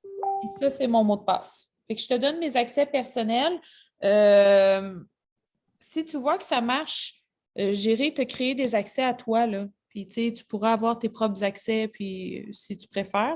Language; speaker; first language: French; native; French